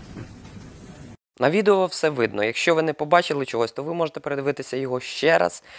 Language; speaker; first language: Ukrainian; native; Ukrainian